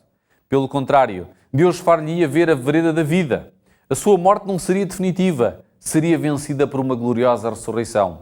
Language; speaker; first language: Portuguese; native; Portuguese